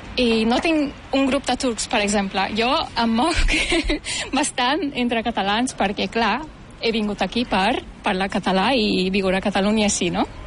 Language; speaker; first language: Catalan; non-native, fluent; Turkish